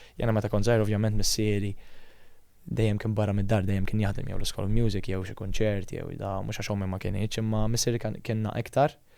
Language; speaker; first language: Maltese; native; Maltese